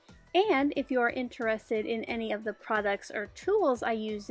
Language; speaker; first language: English; native; English